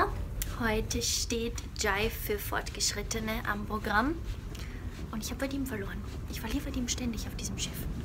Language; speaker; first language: German; native; German